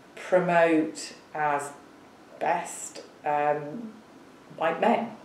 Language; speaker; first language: English; native; English